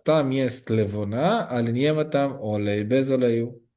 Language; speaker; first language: Polish; non-native, learner; Hebrew